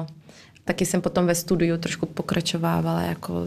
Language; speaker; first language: Czech; early bilingual, heritage; Czech